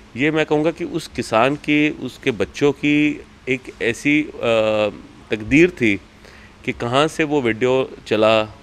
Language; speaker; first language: Hindi; native; Hindi